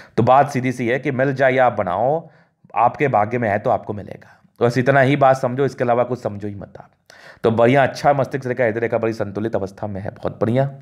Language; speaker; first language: Hindi; native; Hindi